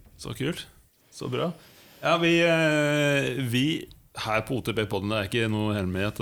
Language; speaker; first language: Norwegian; native; Norwegian